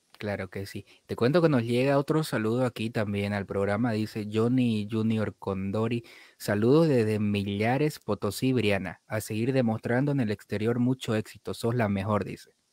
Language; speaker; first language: Spanish; native; Spanish